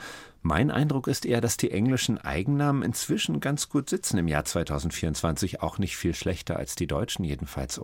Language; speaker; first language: German; native; German